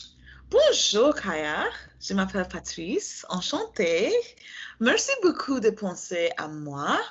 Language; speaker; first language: French; non-native, learner; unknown